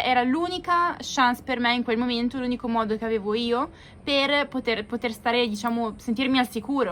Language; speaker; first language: Italian; native; Italian